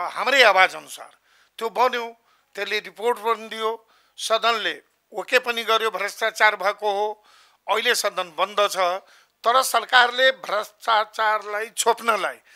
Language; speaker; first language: Nepali; non-native, local second language; Maithili